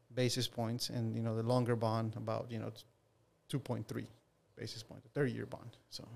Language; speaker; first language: English; non-native, fluent; Spanish